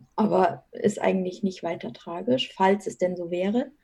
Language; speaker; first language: German; native; German